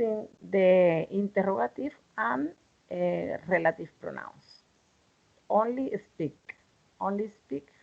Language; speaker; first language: English; non-native, learner; Spanish